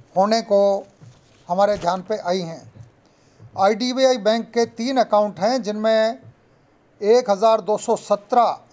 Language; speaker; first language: Hindi; non-native, local second language; Gujarati